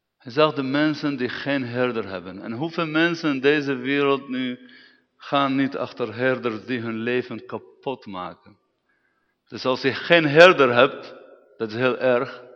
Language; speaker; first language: Dutch; non-native, fluent; Arabic